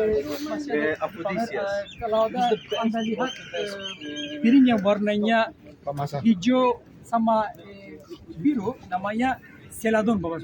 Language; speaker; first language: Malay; non-native, fluent; Turkish